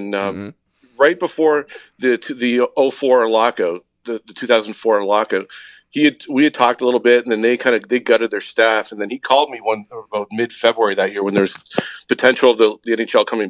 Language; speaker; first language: English; native; English